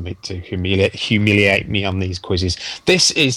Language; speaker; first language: English; native; English